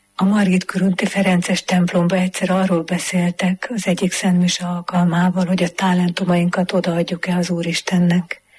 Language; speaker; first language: Hungarian; native; Hungarian